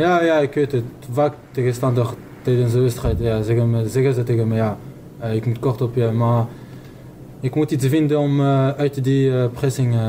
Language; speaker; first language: Dutch; non-native, fluent; French